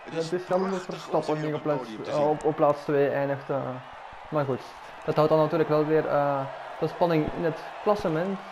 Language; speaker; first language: Dutch; native; Dutch